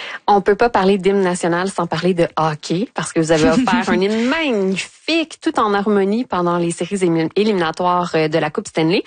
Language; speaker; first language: French; native; French